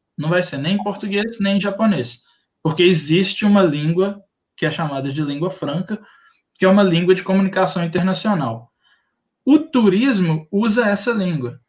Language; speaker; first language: Portuguese; native; Portuguese